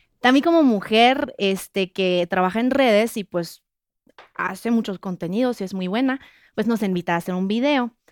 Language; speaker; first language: Spanish; non-native, fluent; French